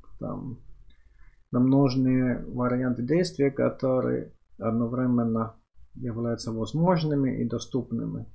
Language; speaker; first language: Russian; non-native, fluent; Finnish